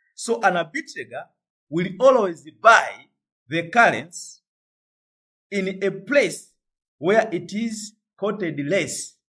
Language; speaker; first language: English; non-native, local second language; Swahili